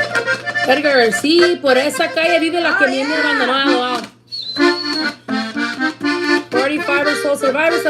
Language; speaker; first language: Spanish; early bilingual, other home language; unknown